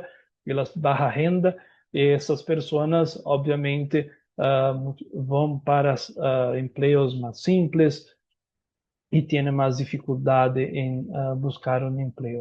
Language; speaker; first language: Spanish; non-native, learner; Portuguese